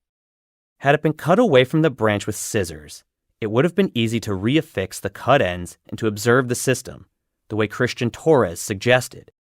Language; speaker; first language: English; native; English